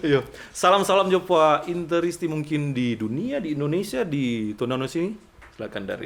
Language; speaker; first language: Indonesian; non-native, local second language; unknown